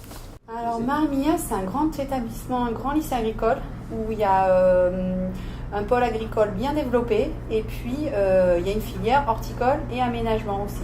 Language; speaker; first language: French; native; French